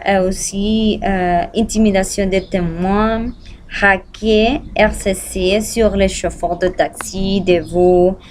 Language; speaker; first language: French; non-native, learner; Spanish